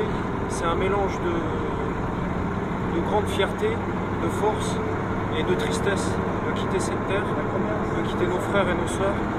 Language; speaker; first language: French; native; French